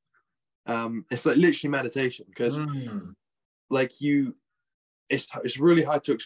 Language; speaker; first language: English; native; English